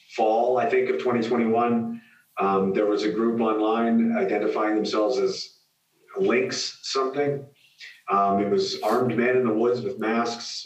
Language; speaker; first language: English; native; English